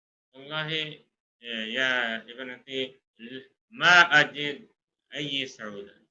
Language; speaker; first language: Arabic; non-native, fluent; Urdu